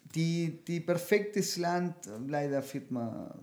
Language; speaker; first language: German; non-native, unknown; Spanish